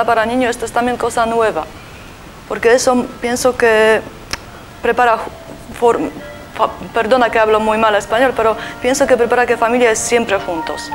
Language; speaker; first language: Spanish; non-native, learner; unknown